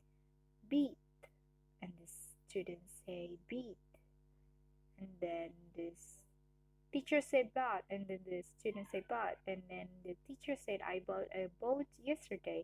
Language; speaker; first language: English; non-native, learner; Indonesian